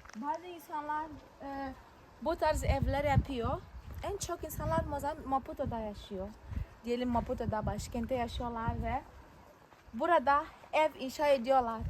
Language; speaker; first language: Turkish; non-native, fluent; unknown